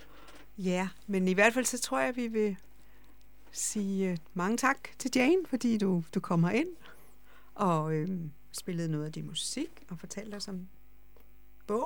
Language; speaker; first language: Danish; native; Danish